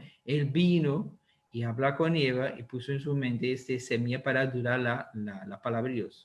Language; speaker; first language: Spanish; non-native, learner; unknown